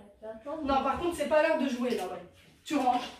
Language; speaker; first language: French; native; French